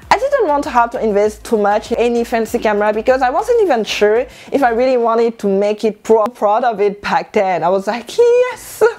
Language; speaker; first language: English; non-native, fluent; French